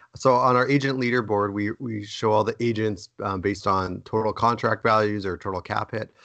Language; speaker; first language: English; native; English